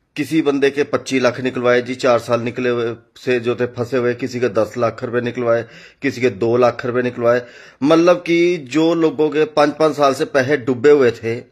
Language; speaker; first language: Hindi; non-native, local second language; Punjabi